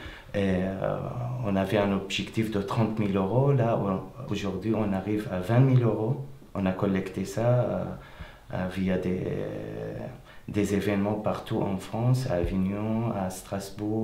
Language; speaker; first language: French; non-native, fluent; Arabic